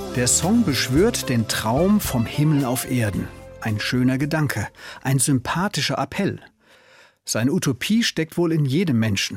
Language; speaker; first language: German; native; German